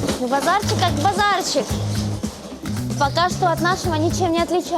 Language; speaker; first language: Russian; native; Russian